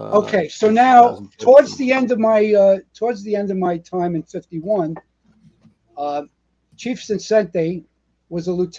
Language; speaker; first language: English; native; English